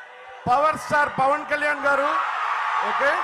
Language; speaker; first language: Telugu; non-native, learner; Tamil